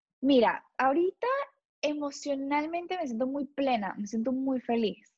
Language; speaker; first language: Spanish; native; Spanish